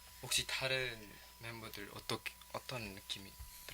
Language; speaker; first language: Korean; non-native, fluent; Indonesian